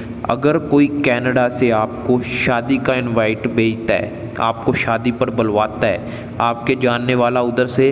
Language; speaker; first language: Hindi; non-native, local second language; Punjabi